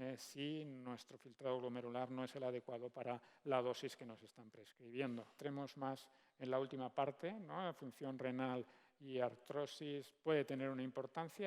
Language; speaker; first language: Spanish; native; Spanish